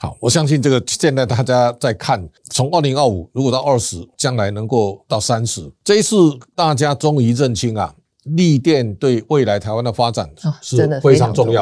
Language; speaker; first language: Chinese; native; Chinese